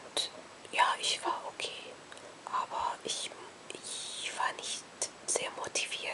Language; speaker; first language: German; non-native, fluent; Hungarian